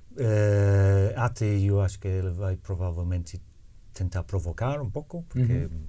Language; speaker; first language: Portuguese; non-native, fluent; English